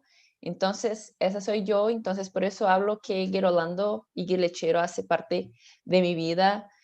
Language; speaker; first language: Spanish; non-native, fluent; Portuguese